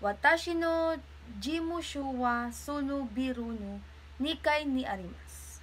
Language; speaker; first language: Japanese; non-native, learner; Filipino